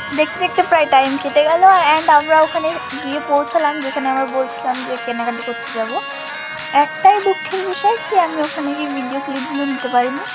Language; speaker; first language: Bangla; non-native, local second language; Hindi